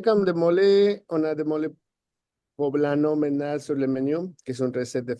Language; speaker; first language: French; non-native, fluent; Spanish